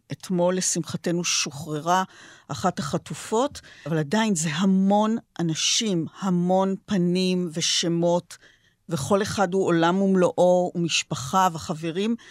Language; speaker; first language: Hebrew; native; Hebrew